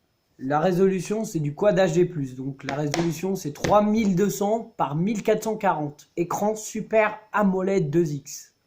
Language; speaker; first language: French; native; French